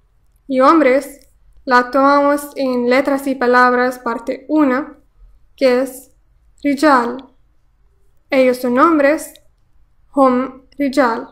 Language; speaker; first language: Spanish; non-native, fluent; Arabic